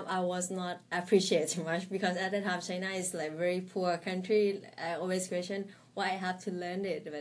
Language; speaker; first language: English; non-native, fluent; Thai